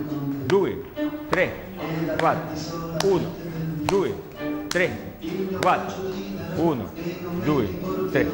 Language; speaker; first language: Italian; non-native, learner; Russian